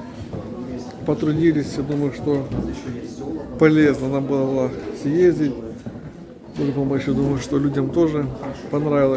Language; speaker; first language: Russian; native; Russian